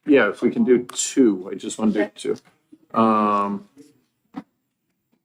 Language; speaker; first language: English; native; English